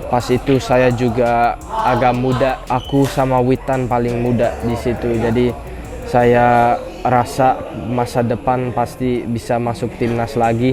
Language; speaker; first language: Indonesian; early bilingual, heritage; English